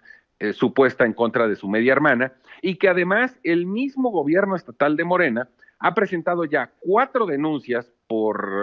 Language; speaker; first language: Spanish; native; Spanish